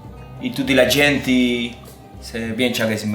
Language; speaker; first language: Italian; non-native, learner; Spanish